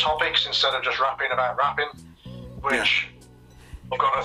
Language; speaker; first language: English; native; English